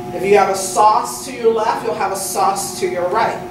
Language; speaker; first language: English; native; English